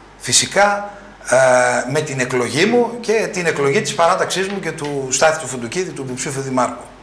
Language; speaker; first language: Greek; early bilingual, other home language; French